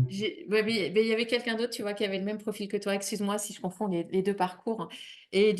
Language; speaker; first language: French; native; French